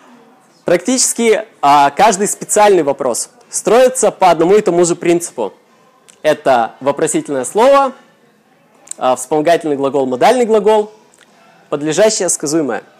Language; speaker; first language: Russian; native; Russian